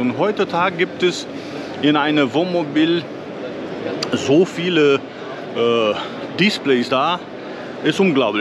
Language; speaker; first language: German; non-native, fluent; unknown